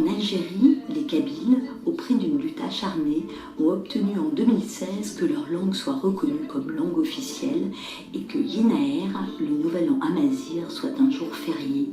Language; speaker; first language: French; native; French